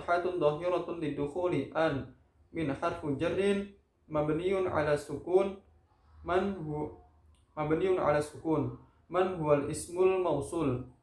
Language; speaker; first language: Arabic; non-native, learner; Indonesian